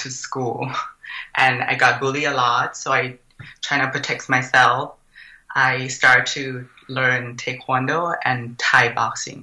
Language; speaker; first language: English; non-native, fluent; Thai